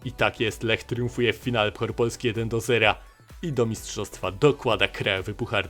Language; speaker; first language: Polish; native; Polish